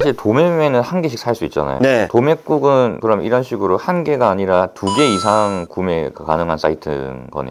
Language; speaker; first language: Korean; native; Korean